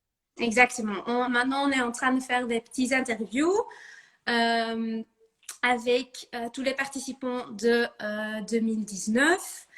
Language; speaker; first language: French; non-native, fluent; Dutch